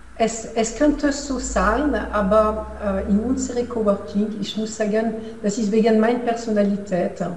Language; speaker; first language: German; non-native, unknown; French